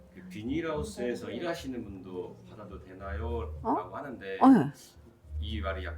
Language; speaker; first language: Korean; native; Korean